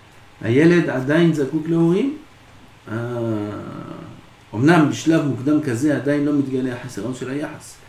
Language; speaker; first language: Hebrew; non-native, fluent; French